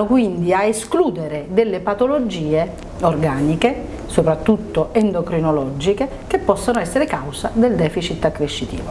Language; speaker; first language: Italian; native; Italian